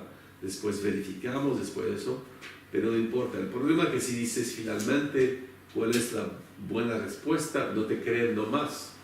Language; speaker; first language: Spanish; non-native, fluent; French